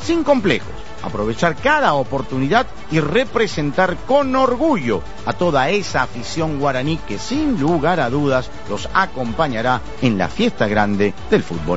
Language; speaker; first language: Spanish; native; Spanish